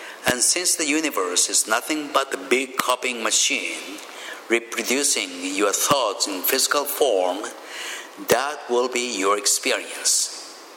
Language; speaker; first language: English; non-native, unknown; Japanese